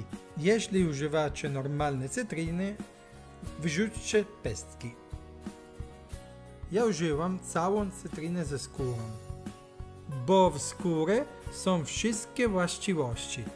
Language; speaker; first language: Polish; non-native, learner; Italian